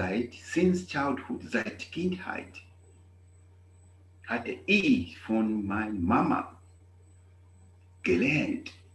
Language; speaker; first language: German; non-native, fluent; English